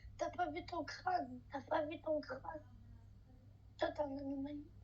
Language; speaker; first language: French; native; French